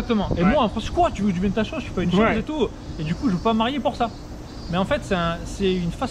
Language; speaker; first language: French; native; French